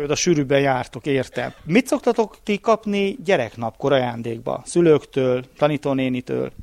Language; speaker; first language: Hungarian; native; Hungarian